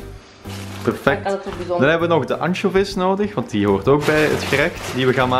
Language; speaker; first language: Dutch; native; Dutch